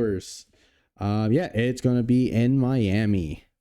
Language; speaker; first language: English; native; English